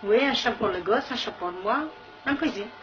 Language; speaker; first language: French; non-native, learner; Kabyle